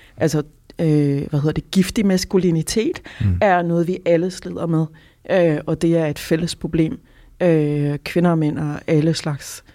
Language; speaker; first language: Danish; native; Danish